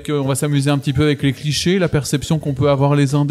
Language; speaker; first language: French; native; French